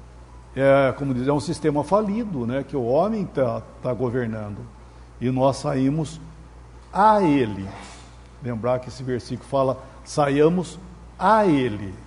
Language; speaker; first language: Portuguese; native; Portuguese